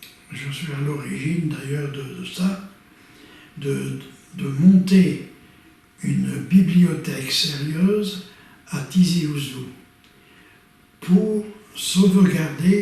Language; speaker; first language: French; native; French